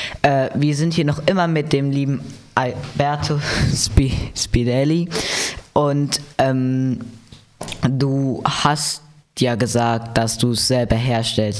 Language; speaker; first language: German; native; German